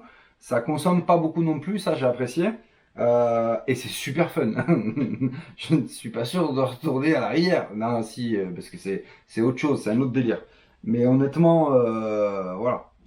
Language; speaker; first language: French; native; French